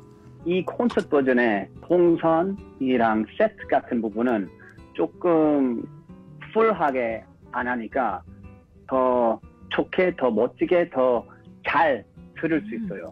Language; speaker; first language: Korean; early bilingual, heritage; English